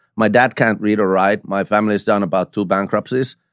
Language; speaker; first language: English; non-native, fluent; Finnish